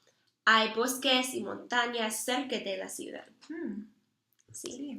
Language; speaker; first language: Spanish; non-native, learner; English